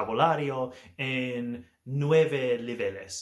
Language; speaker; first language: Spanish; non-native, learner; English